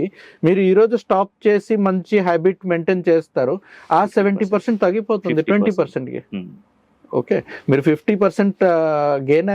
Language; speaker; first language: Telugu; non-native, learner; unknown